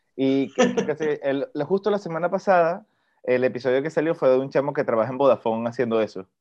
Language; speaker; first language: Spanish; native; Spanish